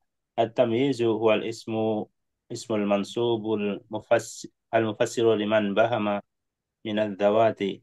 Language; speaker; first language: Arabic; non-native, fluent; Indonesian